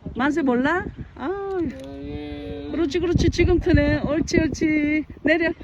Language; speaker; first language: Korean; native; Korean